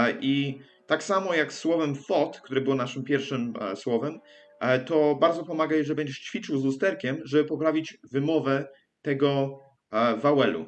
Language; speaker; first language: Polish; early bilingual, heritage; English